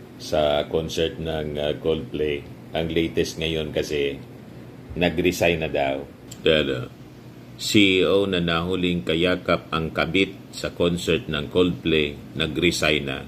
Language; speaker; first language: Filipino; non-native, local second language; Bikol